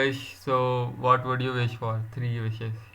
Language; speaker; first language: English; non-native, local second language; Hindi